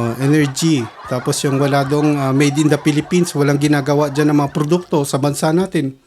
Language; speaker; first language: Filipino; early bilingual, heritage; Filipino